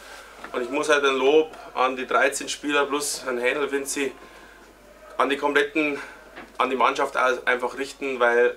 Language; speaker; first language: German; native; German